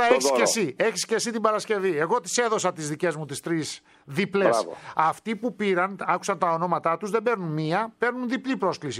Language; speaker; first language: Greek; native; Greek